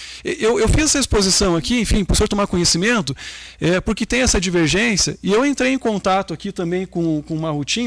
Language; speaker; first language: Portuguese; native; Portuguese